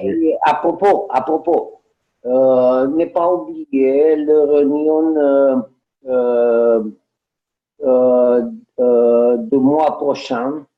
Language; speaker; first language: French; non-native, learner; Romanian